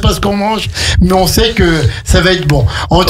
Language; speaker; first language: French; native; French